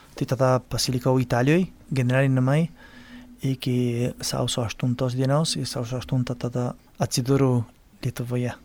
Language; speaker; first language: Lithuanian; non-native, fluent; Spanish